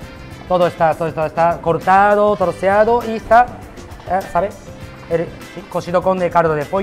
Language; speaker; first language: Spanish; non-native, learner; Japanese